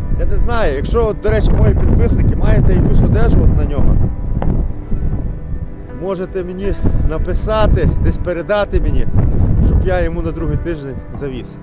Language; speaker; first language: Ukrainian; native; Ukrainian